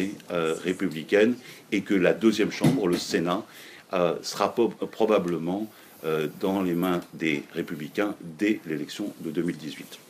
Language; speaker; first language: French; native; French